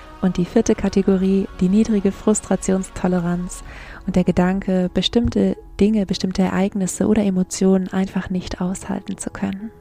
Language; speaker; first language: German; native; German